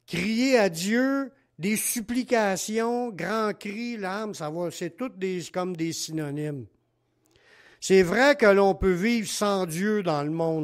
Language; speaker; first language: French; native; French